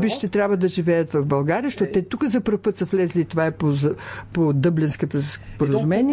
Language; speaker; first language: Bulgarian; native; Bulgarian